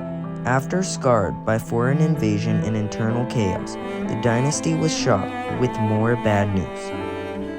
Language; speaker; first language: English; non-native, fluent; Chinese